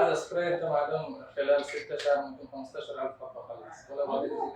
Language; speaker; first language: Arabic; non-native, learner; Bangla